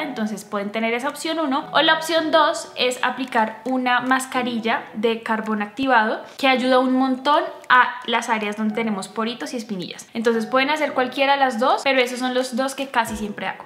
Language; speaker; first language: Spanish; native; Spanish